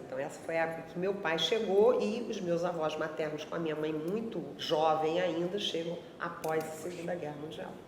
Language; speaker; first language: Portuguese; native; Portuguese